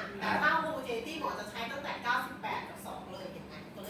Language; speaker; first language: Thai; native; Thai